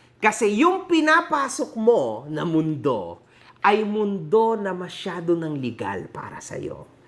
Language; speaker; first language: Filipino; native; Filipino